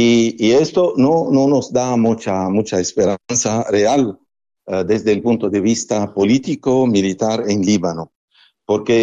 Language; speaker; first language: Spanish; non-native, fluent; Arabic